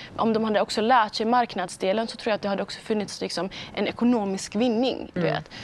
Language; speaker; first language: Swedish; early bilingual, other home language; Somali